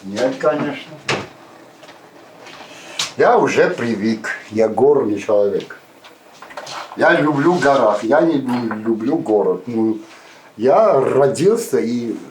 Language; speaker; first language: Russian; non-native, fluent; Armenian